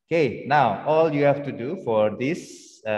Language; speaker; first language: English; non-native, fluent; Indonesian